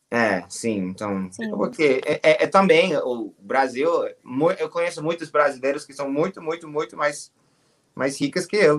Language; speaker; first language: Portuguese; non-native, learner; English